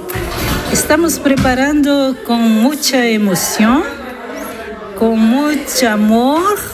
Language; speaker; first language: Spanish; non-native, learner; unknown